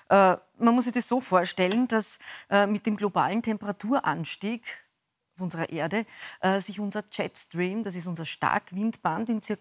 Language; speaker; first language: German; native; German